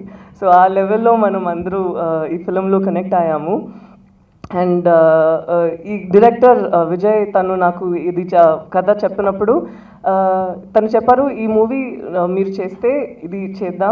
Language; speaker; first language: Telugu; non-native, fluent; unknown